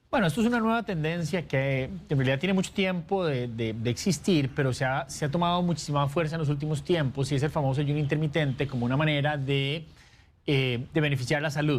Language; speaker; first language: Spanish; native; Spanish